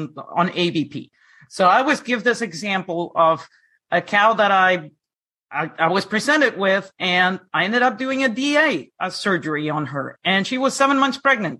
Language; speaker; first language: English; non-native, fluent; Spanish